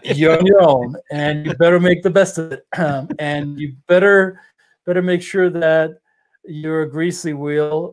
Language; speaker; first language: English; non-native, fluent; German